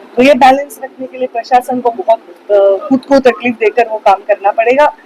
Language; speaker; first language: Hindi; non-native, local second language; Marathi